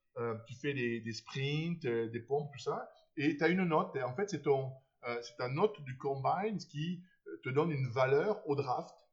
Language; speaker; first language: French; native; French